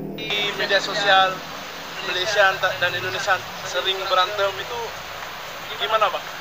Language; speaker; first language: Malay; native; Malay